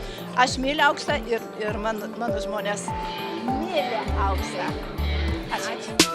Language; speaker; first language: Lithuanian; non-native, local second language; Russian